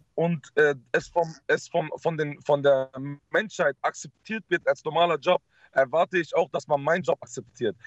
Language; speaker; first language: German; early bilingual, other home language; Dutch